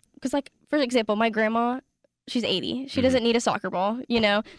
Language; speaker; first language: English; native; English